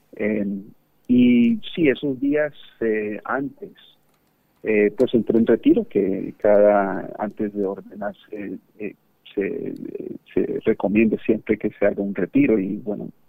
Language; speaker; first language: Spanish; early bilingual, heritage; Spanish